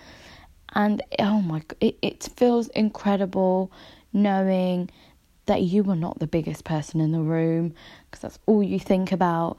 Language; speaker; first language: English; native; English